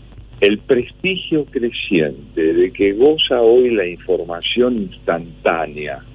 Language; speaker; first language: Spanish; native; Spanish